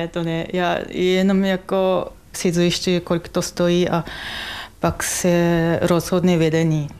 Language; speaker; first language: Czech; non-native, fluent; Japanese